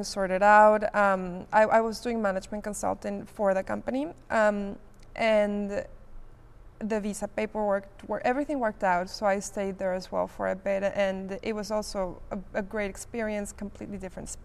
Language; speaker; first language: English; non-native, fluent; Spanish